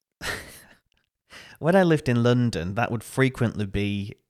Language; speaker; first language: English; native; English